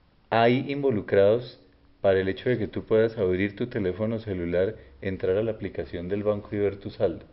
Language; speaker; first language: Spanish; native; Spanish